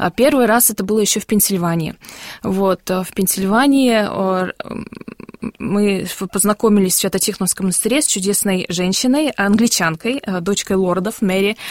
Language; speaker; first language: Russian; early bilingual, heritage; Russian